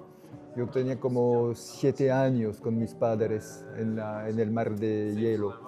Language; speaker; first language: Spanish; non-native, fluent; French